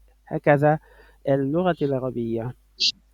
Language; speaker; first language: Arabic; non-native, fluent; French